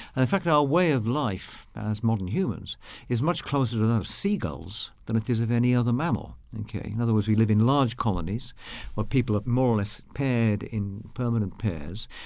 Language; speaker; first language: English; native; English